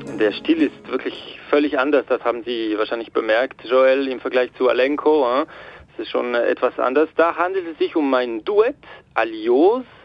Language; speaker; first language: German; non-native, local second language; French